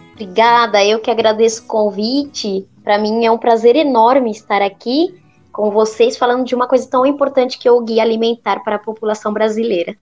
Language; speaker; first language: Portuguese; early bilingual, other home language; Spanish